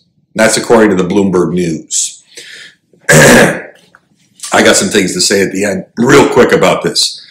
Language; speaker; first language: English; native; English